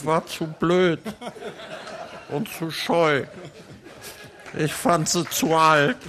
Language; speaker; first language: German; early bilingual, heritage; German